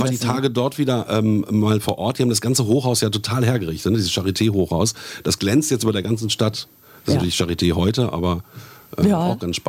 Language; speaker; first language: German; native; German